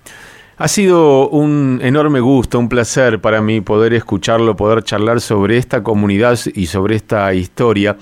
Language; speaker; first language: Spanish; native; Spanish